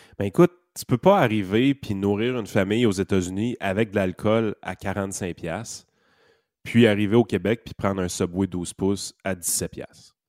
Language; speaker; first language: French; native; French